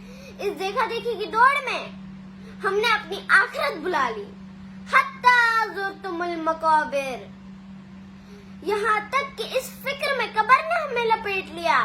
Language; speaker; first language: Urdu; native; Urdu